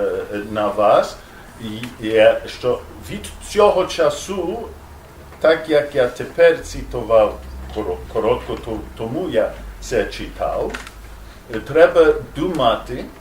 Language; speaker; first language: Ukrainian; non-native, learner; English